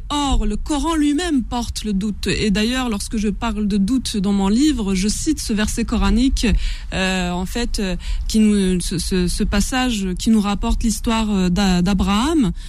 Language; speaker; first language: French; non-native, local second language; Kabyle